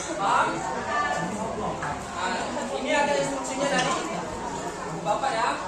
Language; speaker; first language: Indonesian; native; Indonesian